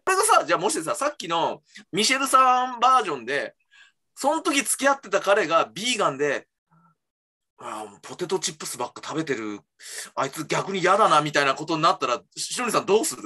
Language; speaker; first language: Japanese; native; Japanese